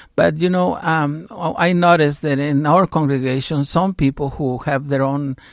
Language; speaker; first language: English; non-native, fluent; Spanish